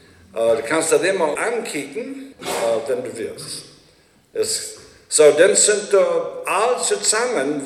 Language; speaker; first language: German; early bilingual, heritage; Low German